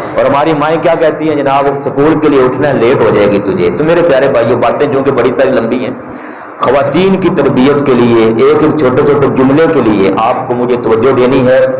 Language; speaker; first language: Urdu; non-native, local second language; Punjabi